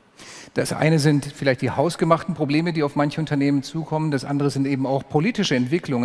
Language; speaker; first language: German; native; German